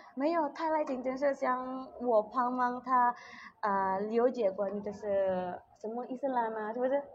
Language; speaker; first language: Chinese; non-native, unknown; Indonesian